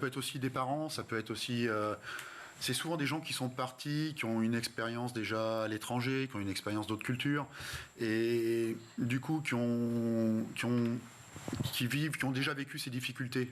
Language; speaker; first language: French; native; French